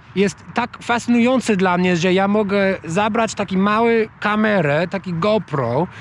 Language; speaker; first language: Polish; non-native, fluent; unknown